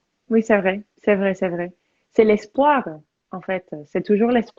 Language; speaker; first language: French; non-native, fluent; English